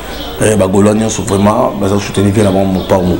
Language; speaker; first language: French; non-native, local second language; Lingala